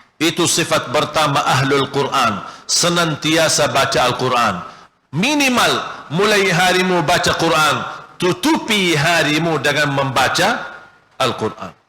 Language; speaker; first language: Malay; non-native, fluent; Arabic